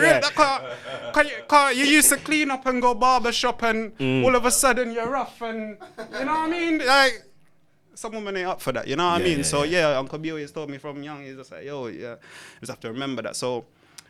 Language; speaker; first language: English; native; English